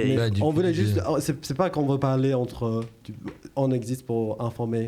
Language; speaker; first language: French; non-native, learner; English